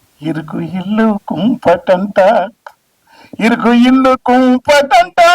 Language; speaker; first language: Telugu; native; Telugu